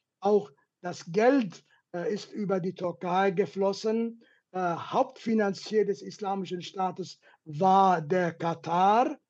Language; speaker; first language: German; non-native, fluent; Kurdish